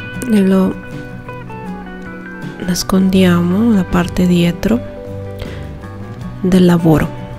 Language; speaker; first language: Italian; non-native, fluent; Spanish